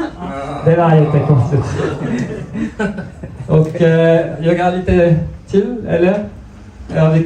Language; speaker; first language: Swedish; non-native, fluent; French